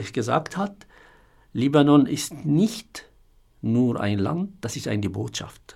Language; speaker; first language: German; non-native, fluent; Arabic